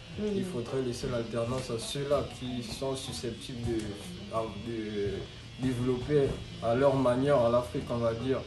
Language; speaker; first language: French; early bilingual, other home language; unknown